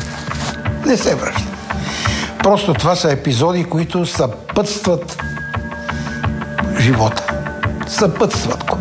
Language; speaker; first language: Bulgarian; native; Bulgarian